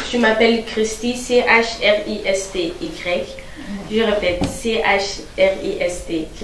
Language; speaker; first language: French; non-native, local second language; Lingala